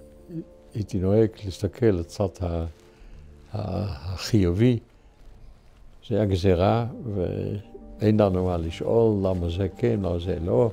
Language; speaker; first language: Hebrew; non-native, fluent; Dutch